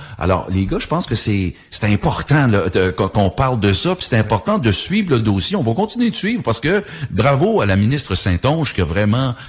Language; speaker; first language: French; native; French